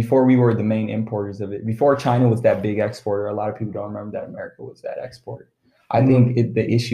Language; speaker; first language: English; early bilingual, other home language; Arabic